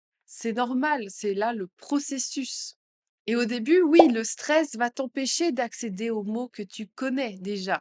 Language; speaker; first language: French; native; French